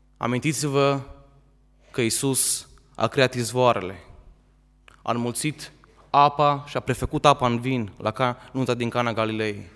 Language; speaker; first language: Romanian; native; Romanian